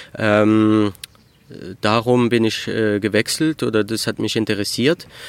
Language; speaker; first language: German; early bilingual, heritage; French